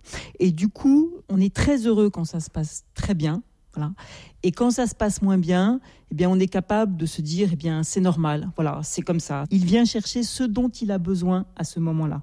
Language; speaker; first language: French; native; French